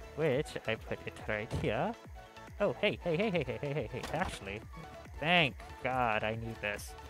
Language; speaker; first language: English; native; English